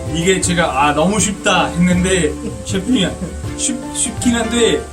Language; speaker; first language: Korean; non-native, fluent; Italian